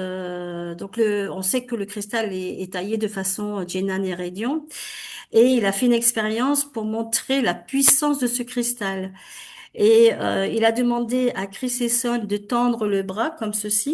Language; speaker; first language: French; native; French